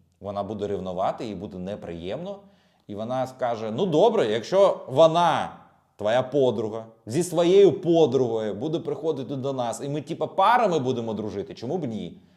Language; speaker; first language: Ukrainian; native; Ukrainian